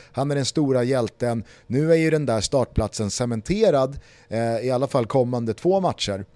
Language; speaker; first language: Swedish; native; Swedish